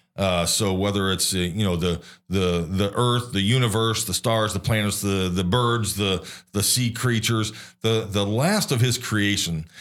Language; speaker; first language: English; native; English